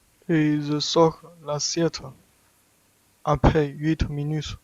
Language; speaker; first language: French; non-native, learner; Chinese